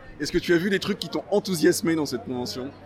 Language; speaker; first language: French; native; French